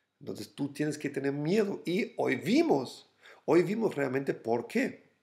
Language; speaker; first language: Spanish; non-native, fluent; German